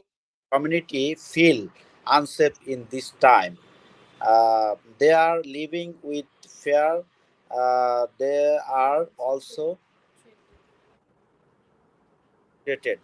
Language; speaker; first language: English; non-native, learner; Bangla